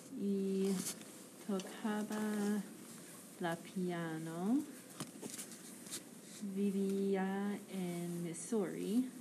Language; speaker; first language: Spanish; non-native, learner; English